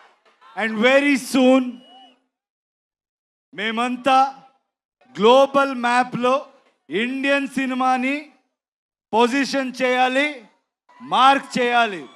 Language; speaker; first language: Telugu; non-native, learner; Kannada